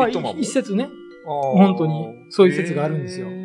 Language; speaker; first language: Japanese; native; Japanese